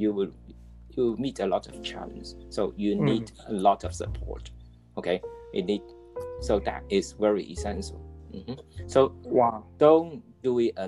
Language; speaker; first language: English; non-native, local second language; Cantonese